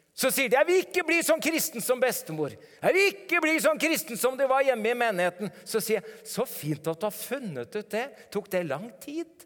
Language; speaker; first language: Norwegian; native; Norwegian